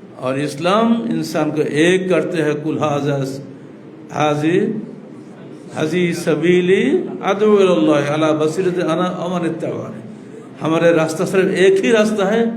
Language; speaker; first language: Urdu; non-native, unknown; Bangla